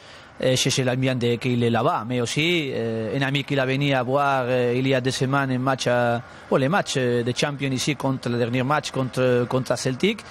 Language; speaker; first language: French; non-native, learner; Spanish